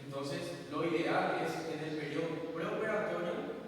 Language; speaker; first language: Spanish; native; Spanish